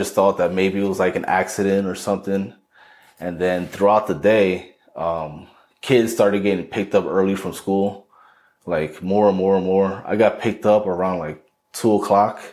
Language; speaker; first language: English; native; English